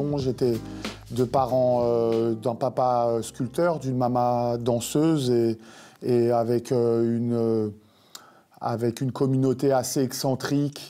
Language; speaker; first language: French; native; French